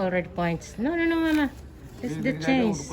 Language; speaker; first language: English; non-native, learner; Filipino